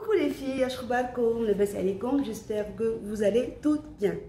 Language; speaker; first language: French; non-native, local second language; Arabic